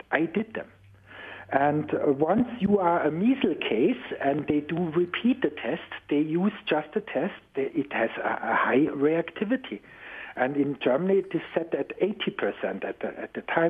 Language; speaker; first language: English; non-native, fluent; German